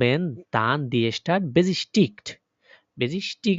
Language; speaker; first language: German; non-native, fluent; Bangla